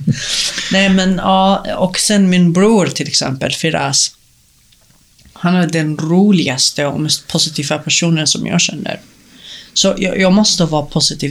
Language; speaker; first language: Swedish; non-native, fluent; Arabic